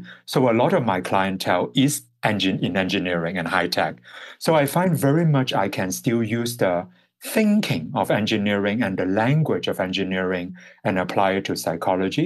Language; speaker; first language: English; non-native, local second language; Cantonese